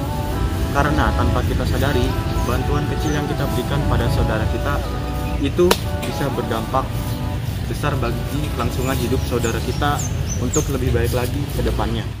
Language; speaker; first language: Indonesian; native; Indonesian